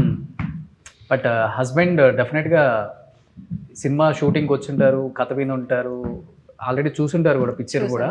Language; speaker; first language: Telugu; native; Telugu